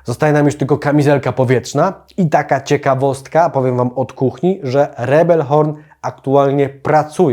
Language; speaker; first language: Polish; native; Polish